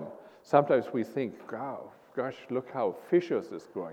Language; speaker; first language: English; non-native, fluent; German